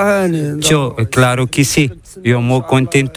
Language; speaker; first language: Spanish; non-native, learner; Arabic